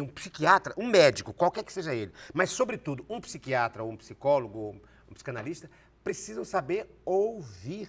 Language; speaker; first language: Portuguese; native; Portuguese